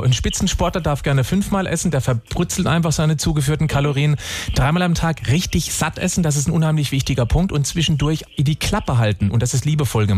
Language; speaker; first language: German; native; German